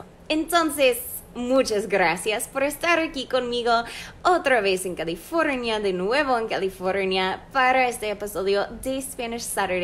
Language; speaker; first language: Spanish; non-native, fluent; English